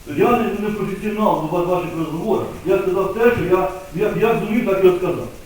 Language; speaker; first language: Ukrainian; native; Ukrainian